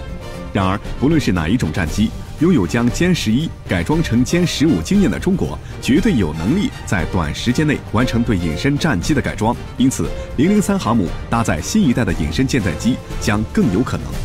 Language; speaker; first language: Chinese; native; Chinese